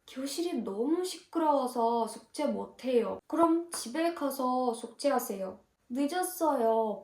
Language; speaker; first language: Korean; non-native, fluent; Ukrainian